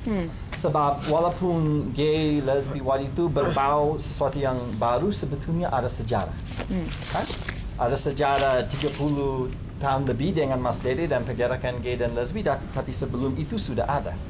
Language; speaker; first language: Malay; non-native, fluent; English